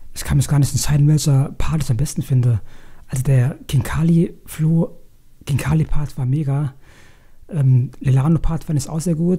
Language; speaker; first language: German; native; German